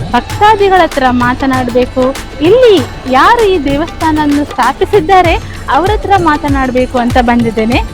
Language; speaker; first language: Kannada; non-native, local second language; Konkani